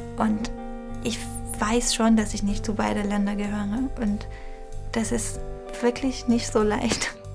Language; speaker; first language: German; non-native, fluent; Persian